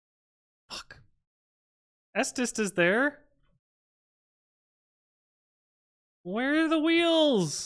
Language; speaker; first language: English; native; English